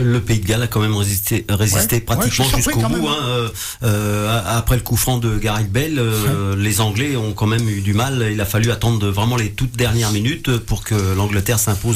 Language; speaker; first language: French; native; French